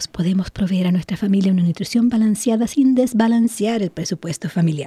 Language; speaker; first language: Spanish; native; Spanish